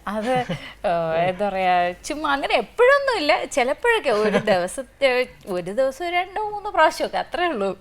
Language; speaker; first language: Malayalam; native; Malayalam